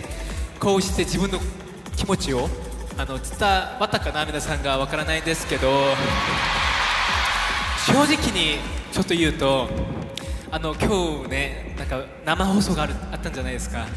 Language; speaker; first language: Japanese; non-native, fluent; Korean